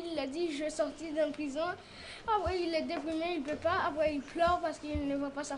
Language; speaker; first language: French; non-native, learner; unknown